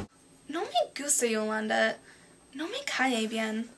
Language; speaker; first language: Spanish; non-native, learner; English